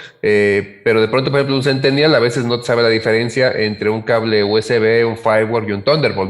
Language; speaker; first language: Spanish; native; Spanish